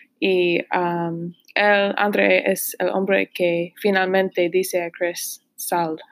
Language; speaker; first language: Spanish; non-native, learner; English